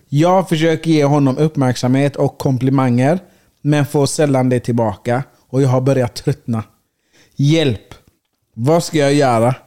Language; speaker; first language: Swedish; early bilingual, other home language; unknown